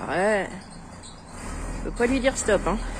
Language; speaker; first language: French; native; French